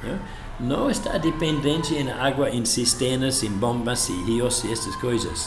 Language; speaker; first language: Portuguese; non-native, fluent; English